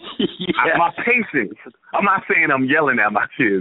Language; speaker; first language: English; native; English